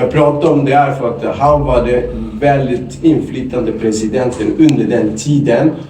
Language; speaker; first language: Swedish; non-native, fluent; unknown